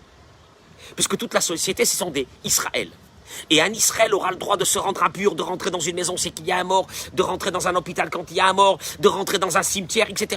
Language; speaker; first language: French; native; French